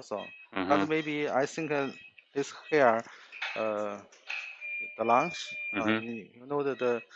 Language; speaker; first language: English; non-native, learner; Chinese